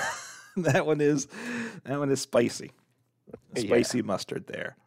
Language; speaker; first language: English; native; English